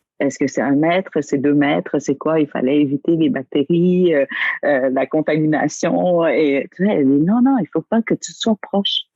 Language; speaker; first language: French; early bilingual, other home language; Vietnamese